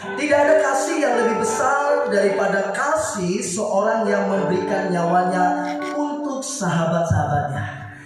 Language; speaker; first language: Indonesian; native; Indonesian